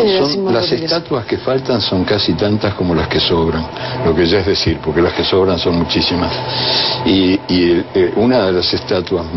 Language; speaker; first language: Spanish; native; Spanish